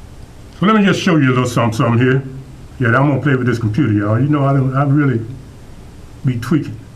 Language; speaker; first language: English; native; English